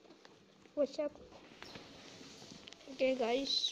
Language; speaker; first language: English; non-native, learner; Indonesian